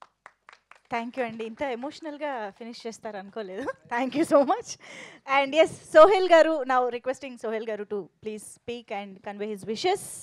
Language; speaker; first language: Telugu; native; Telugu